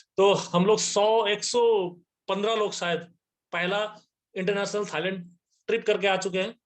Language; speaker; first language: Hindi; non-native, local second language; Nepali